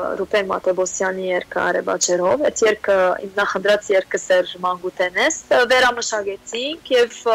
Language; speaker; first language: Armenian; early bilingual, heritage; Armenian